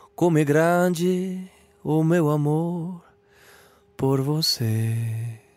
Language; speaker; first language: Portuguese; non-native, fluent; French